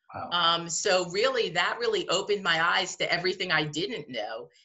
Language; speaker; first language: English; native; English